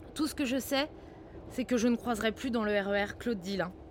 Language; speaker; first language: French; native; French